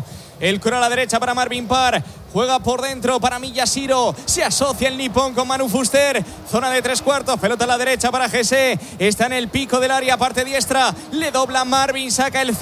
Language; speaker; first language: Spanish; native; Spanish